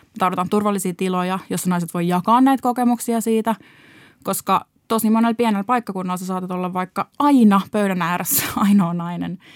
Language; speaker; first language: Finnish; native; Finnish